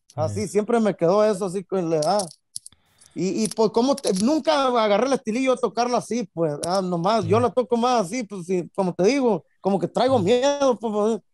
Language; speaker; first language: Spanish; early bilingual, heritage; Spanish